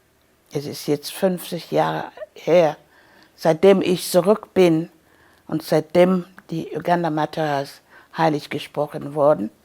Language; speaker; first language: German; non-native, learner; Ganda